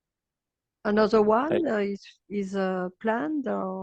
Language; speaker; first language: English; non-native, learner; French